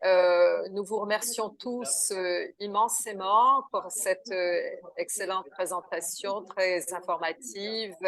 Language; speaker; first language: French; non-native, fluent; Portuguese